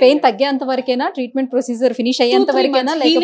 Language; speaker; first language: Telugu; native; Telugu